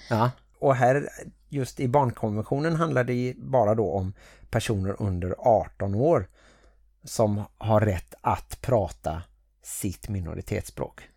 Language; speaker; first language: Swedish; native; Swedish